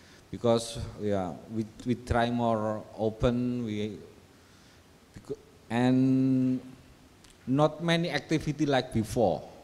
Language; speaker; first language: English; non-native, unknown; Indonesian